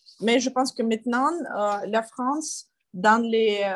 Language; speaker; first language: French; non-native, learner; Ukrainian